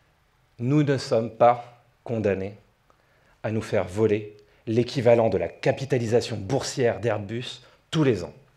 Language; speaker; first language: French; native; French